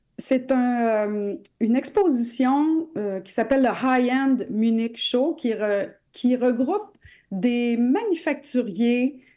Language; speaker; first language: French; non-native, local second language; English